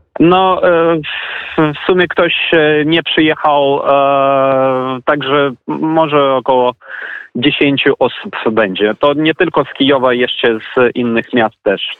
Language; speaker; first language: Polish; non-native, fluent; Ukrainian